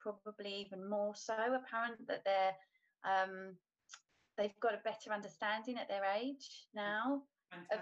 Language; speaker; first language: English; native; English